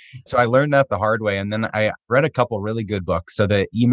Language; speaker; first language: English; native; English